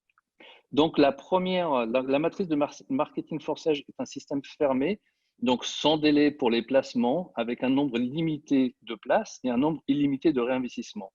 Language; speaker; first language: French; native; French